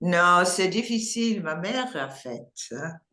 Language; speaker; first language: French; non-native, learner; English